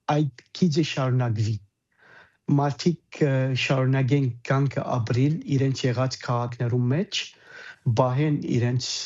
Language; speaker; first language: Armenian; early bilingual, heritage; Armenian